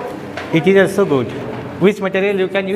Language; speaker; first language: English; non-native, local second language; Hindi